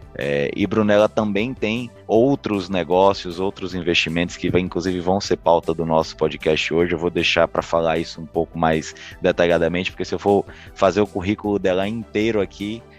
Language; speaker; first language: Portuguese; native; Portuguese